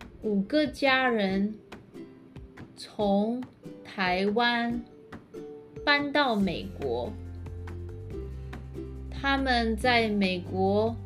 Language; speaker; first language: Chinese; early bilingual, heritage; Chinese